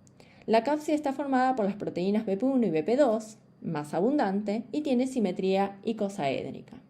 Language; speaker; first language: Spanish; native; Spanish